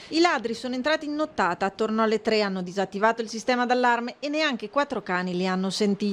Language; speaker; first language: Italian; native; Italian